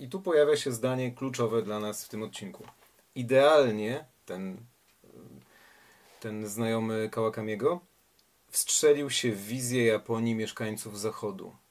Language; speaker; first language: Polish; native; Polish